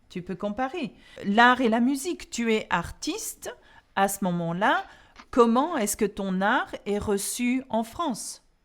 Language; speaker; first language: French; non-native, fluent; English